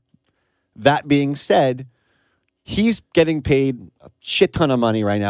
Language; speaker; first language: English; native; English